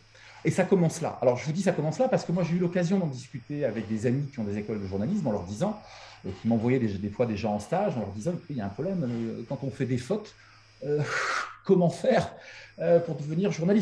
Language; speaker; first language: French; native; French